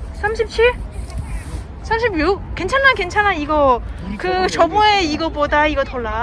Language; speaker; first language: Korean; non-native, fluent; Cantonese